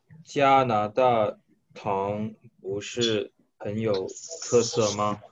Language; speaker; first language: Chinese; non-native, learner; English